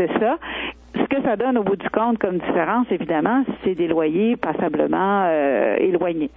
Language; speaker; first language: French; native; French